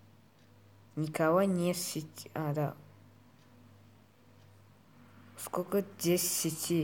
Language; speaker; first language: Russian; non-native, learner; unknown